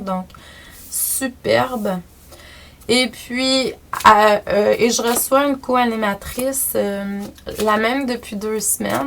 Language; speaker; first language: French; native; French